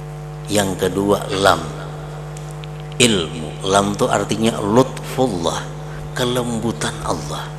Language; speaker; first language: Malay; non-native, local second language; Banjar